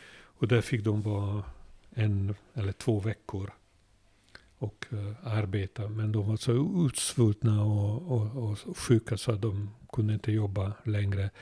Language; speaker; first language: Swedish; non-native, fluent; Hungarian